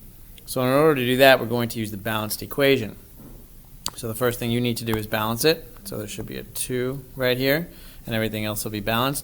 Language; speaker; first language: English; native; English